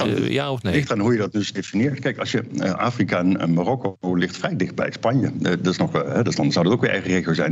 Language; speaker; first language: Dutch; native; Dutch